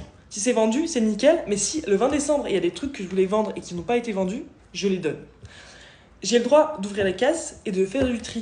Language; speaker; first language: French; native; French